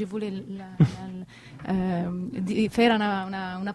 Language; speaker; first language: French; non-native, learner; Italian